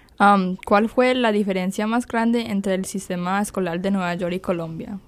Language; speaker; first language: Spanish; early bilingual, heritage; Spanish